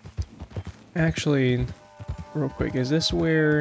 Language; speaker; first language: English; native; English